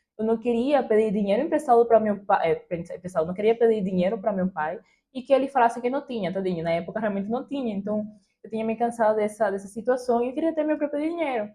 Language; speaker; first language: Portuguese; non-native, fluent; Spanish